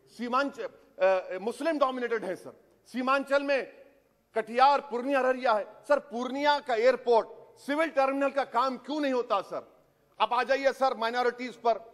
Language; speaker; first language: Urdu; native; Urdu